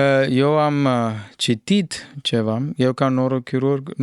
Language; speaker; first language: Romanian; non-native, fluent; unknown